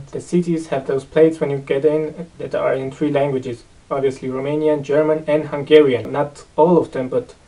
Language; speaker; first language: English; non-native, fluent; Romanian